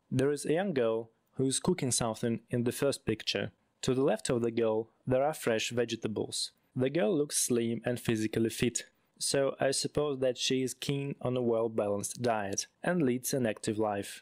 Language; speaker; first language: English; non-native, fluent; Russian